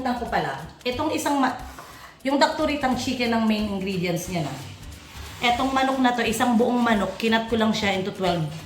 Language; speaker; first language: Filipino; non-native, local second language; Bikol